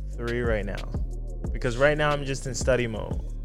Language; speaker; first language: English; native; English